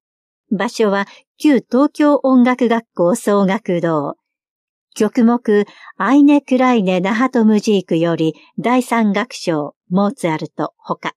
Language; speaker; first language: Japanese; native; Japanese